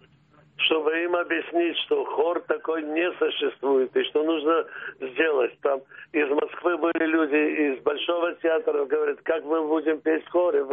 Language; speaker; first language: Russian; early bilingual, heritage; Russian